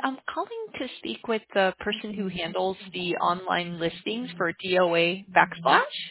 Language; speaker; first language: English; native; English